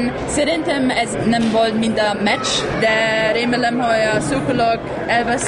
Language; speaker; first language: Hungarian; non-native, learner; German